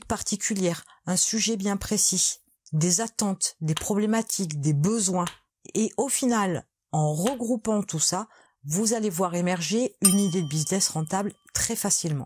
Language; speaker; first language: French; native; French